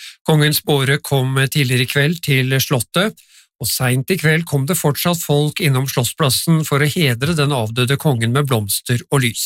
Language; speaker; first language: Norwegian; native; Norwegian